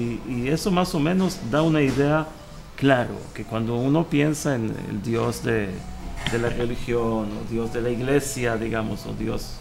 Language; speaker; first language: Spanish; early bilingual, heritage; Hebrew